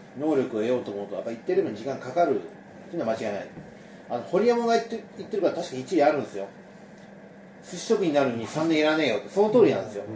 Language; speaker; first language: Japanese; native; Japanese